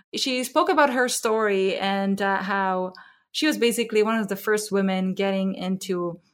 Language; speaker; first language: English; non-native, fluent; Czech